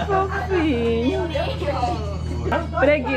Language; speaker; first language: Portuguese; native; Portuguese